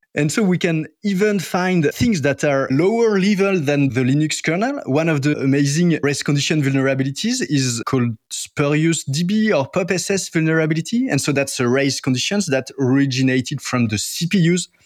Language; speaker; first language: English; non-native, fluent; French